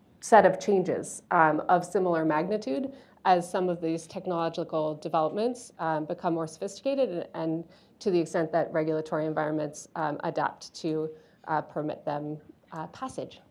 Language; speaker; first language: English; native; English